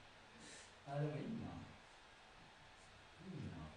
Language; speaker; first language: Japanese; native; Japanese